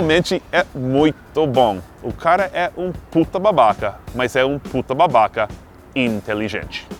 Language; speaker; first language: Portuguese; non-native, fluent; English